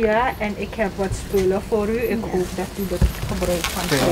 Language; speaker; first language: Dutch; non-native, local second language; Caribbean Hindustani